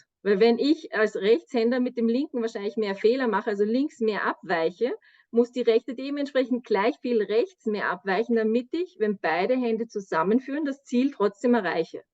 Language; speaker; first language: German; native; German